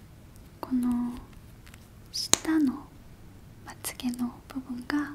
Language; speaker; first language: Japanese; non-native, fluent; Korean